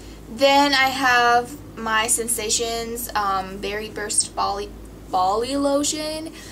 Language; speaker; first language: English; non-native, fluent; Danish